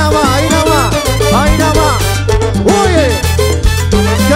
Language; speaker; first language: Spanish; native; Spanish